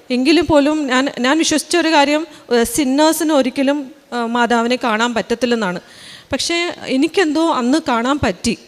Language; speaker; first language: Malayalam; early bilingual, heritage; Malayalam